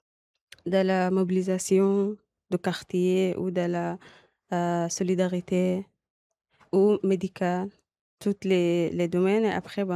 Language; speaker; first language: French; non-native, learner; Arabic